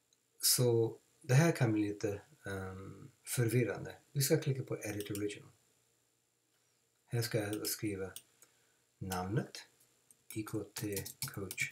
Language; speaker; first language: Swedish; non-native, fluent; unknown